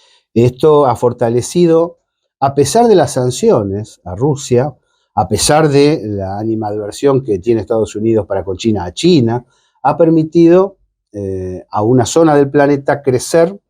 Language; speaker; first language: Spanish; native; Spanish